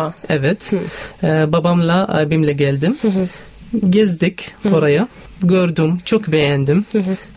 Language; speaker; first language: Turkish; non-native, learner; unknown